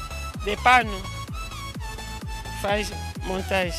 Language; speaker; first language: Portuguese; non-native, learner; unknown